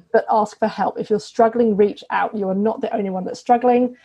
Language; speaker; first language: English; native; English